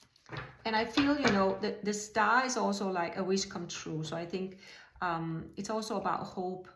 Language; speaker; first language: English; non-native, fluent; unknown